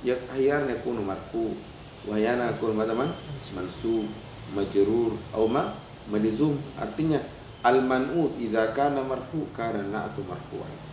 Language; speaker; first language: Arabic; non-native, fluent; Indonesian